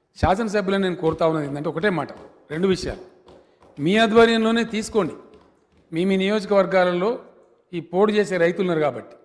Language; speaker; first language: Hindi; non-native, local second language; Telugu